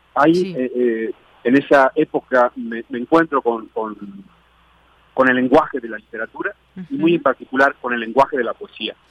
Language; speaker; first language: Spanish; native; Spanish